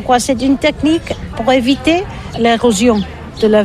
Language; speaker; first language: French; non-native, learner; Catalan